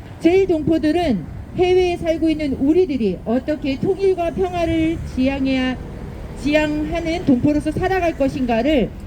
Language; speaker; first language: Korean; native; Korean